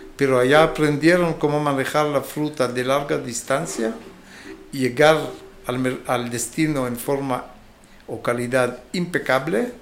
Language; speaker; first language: Spanish; non-native, fluent; Hebrew